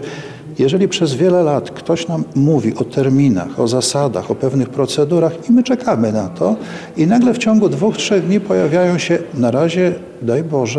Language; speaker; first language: Polish; native; Polish